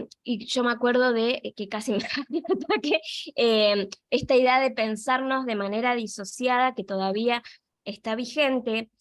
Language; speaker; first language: Spanish; native; Spanish